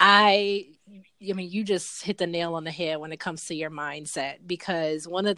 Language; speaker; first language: English; native; English